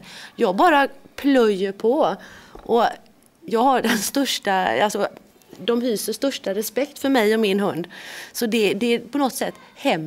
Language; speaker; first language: Swedish; native; Swedish